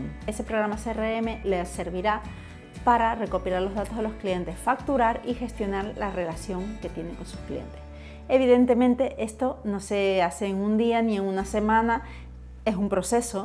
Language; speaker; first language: Spanish; native; Spanish